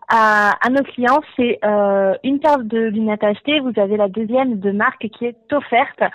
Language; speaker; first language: French; native; French